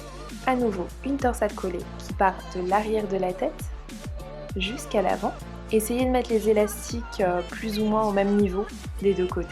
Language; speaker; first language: French; native; French